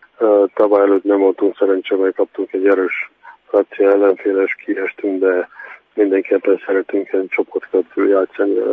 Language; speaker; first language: Hungarian; non-native, fluent; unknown